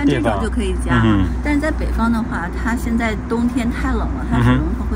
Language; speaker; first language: Chinese; native; Chinese